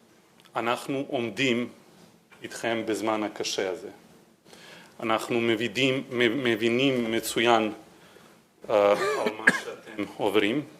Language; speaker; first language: Hebrew; non-native, fluent; Serbian